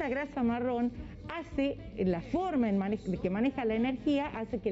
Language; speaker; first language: Spanish; native; Spanish